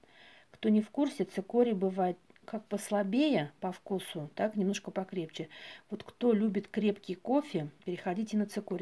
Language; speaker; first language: Russian; native; Russian